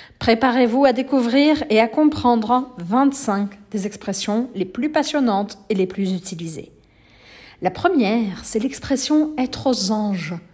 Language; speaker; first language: French; non-native, fluent; Portuguese